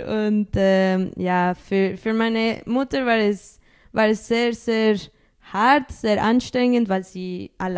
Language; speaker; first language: German; early bilingual, other home language; Spanish